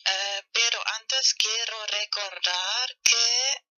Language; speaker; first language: Spanish; non-native, fluent; German